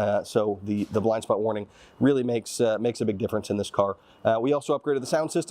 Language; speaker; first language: English; native; English